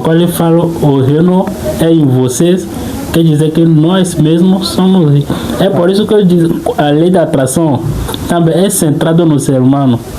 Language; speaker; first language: Portuguese; non-native, fluent; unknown